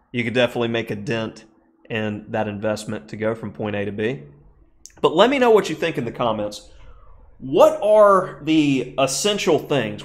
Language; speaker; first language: English; native; English